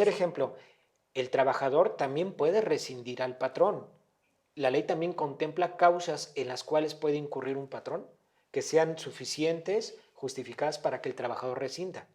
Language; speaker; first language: Spanish; native; Spanish